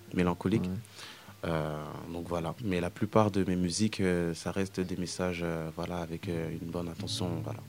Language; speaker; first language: French; native; French